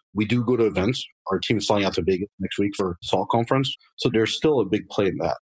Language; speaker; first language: English; non-native, fluent; French